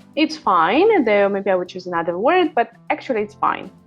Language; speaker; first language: English; non-native, fluent; Russian